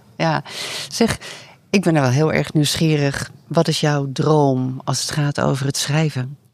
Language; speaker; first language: Dutch; native; Dutch